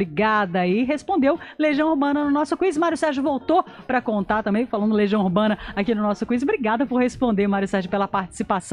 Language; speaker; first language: Portuguese; native; Portuguese